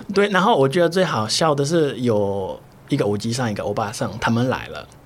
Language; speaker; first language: Chinese; non-native, fluent; Portuguese